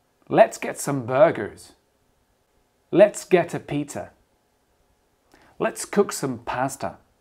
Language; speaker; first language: English; non-native, fluent; French